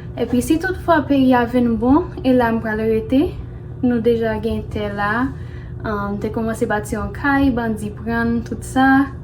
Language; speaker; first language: Haitian Creole; non-native, fluent; English